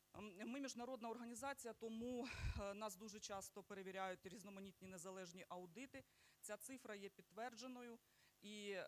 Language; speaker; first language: Ukrainian; native; Ukrainian